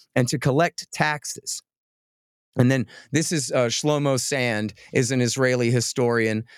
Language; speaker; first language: English; native; English